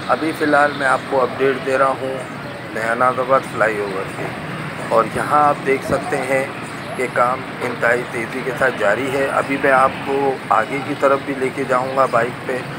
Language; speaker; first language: Urdu; native; Urdu